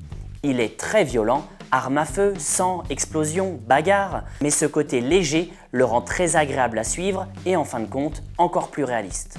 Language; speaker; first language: French; native; French